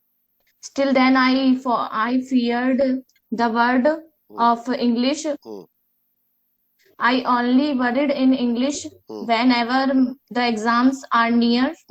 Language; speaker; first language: English; non-native, learner; Hindi